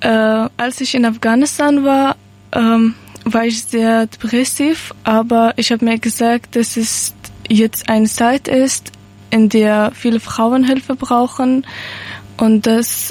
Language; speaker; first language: German; non-native, learner; Persian